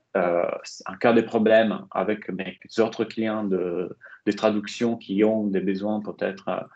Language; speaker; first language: French; non-native, fluent; Italian